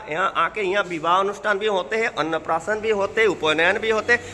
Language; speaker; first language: Hindi; non-native, local second language; Bangla